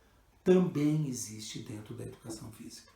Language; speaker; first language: Portuguese; native; Portuguese